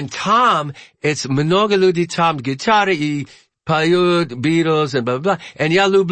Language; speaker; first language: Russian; non-native, learner; English